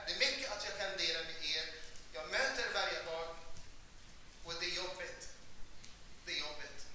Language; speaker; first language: Swedish; non-native, fluent; Arabic